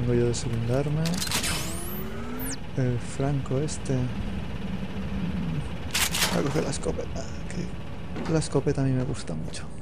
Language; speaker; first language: Spanish; native; Spanish